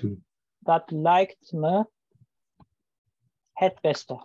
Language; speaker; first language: Dutch; non-native, learner; Turkish